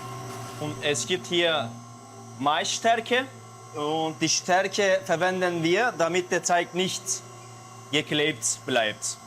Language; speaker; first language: German; non-native, learner; Turkish